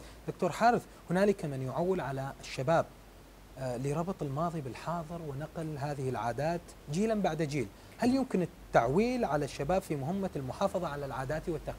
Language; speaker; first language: Arabic; native; Arabic